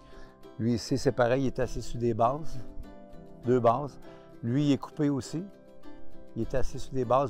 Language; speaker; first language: French; native; French